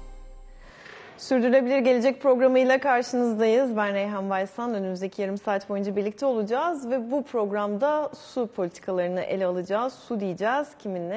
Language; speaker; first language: Turkish; native; Turkish